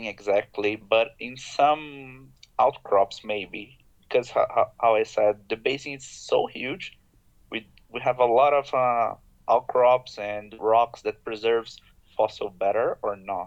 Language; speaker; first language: English; non-native, fluent; Portuguese